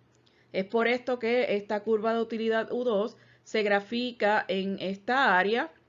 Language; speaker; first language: Spanish; native; Spanish